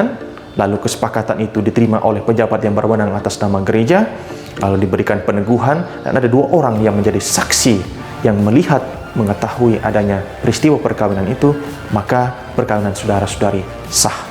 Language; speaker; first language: Indonesian; native; Indonesian